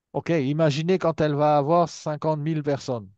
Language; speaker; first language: French; native; French